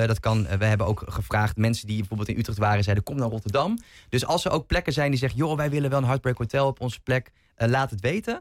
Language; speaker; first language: Dutch; native; Dutch